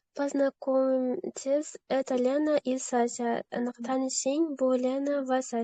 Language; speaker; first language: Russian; non-native, learner; Uzbek